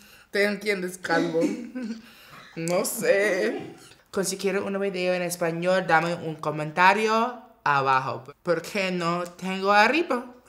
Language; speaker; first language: Spanish; non-native, learner; English